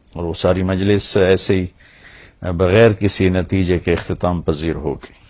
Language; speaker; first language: Urdu; non-native, local second language; Punjabi